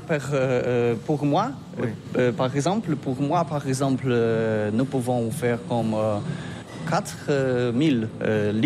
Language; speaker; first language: French; non-native, learner; Polish